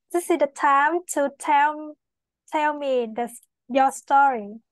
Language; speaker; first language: English; non-native, learner; Vietnamese